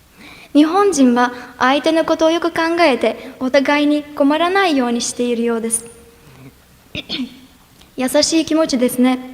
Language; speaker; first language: Japanese; non-native, fluent; Turkish